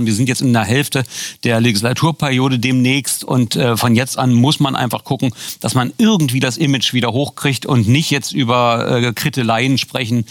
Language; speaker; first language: German; native; German